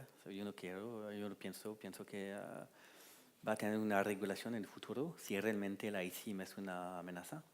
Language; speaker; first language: Spanish; non-native, fluent; French